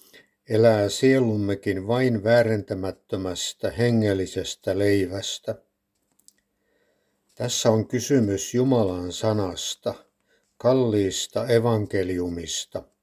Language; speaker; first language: Finnish; native; Finnish